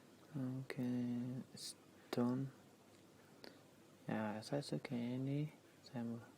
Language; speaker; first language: Indonesian; non-native, learner; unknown